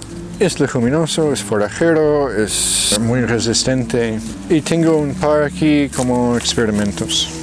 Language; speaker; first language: Spanish; non-native, fluent; English